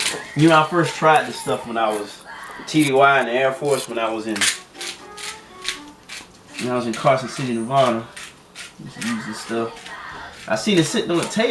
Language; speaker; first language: English; native; English